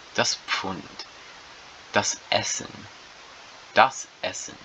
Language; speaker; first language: German; non-native, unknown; English